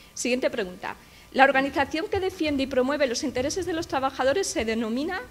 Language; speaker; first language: Spanish; native; Spanish